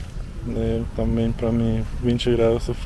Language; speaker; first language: Portuguese; non-native, learner; Russian